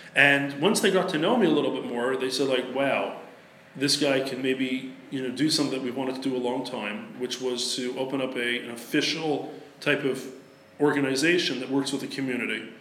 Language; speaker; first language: English; native; English